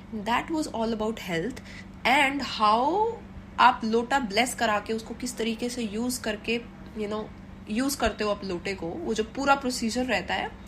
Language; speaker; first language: Hindi; native; Hindi